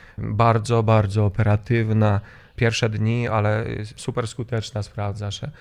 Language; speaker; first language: Polish; native; Polish